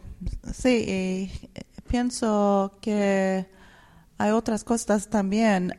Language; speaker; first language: Spanish; non-native, fluent; Swedish